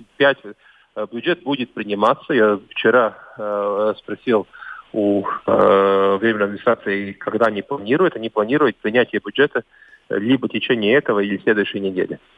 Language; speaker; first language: Russian; non-native, local second language; Latvian